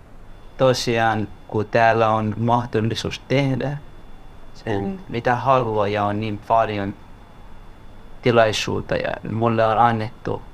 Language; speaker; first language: Finnish; non-native, learner; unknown